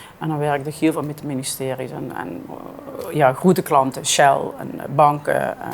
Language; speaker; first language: Dutch; native; Dutch